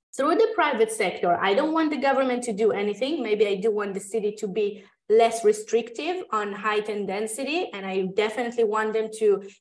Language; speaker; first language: English; non-native, fluent; Hebrew